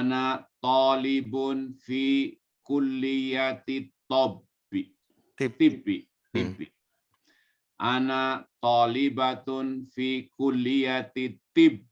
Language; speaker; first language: Arabic; non-native, learner; Indonesian